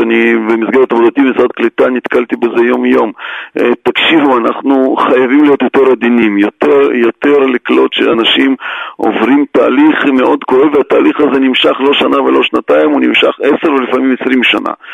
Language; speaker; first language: Hebrew; non-native, fluent; Russian